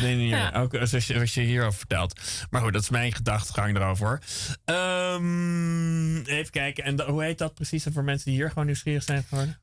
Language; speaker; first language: Dutch; native; Dutch